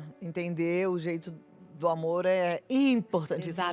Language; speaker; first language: Portuguese; native; Portuguese